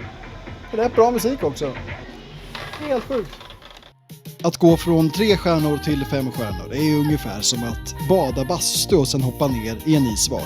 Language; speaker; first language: Swedish; native; Swedish